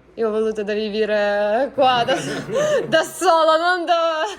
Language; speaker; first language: Italian; non-native, learner; Ukrainian